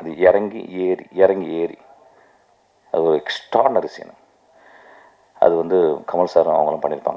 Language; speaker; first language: Tamil; native; Tamil